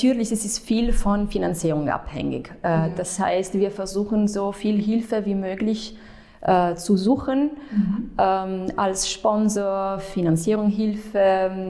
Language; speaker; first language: German; non-native, fluent; Italian